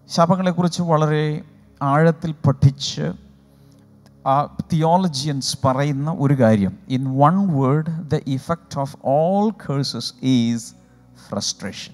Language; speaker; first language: Malayalam; native; Malayalam